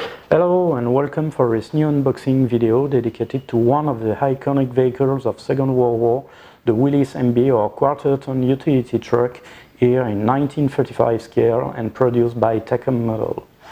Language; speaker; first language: English; non-native, fluent; French